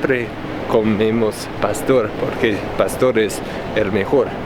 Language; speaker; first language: Spanish; non-native, learner; English